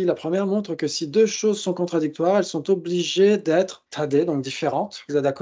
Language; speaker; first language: French; native; French